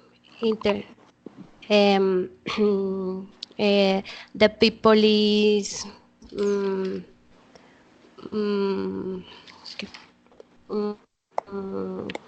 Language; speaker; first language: English; non-native, learner; Spanish